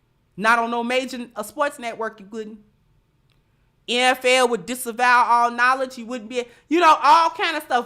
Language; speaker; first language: English; native; English